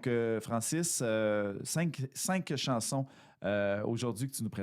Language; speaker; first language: French; native; French